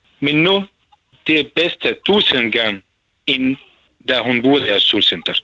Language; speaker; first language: Danish; non-native, learner; Arabic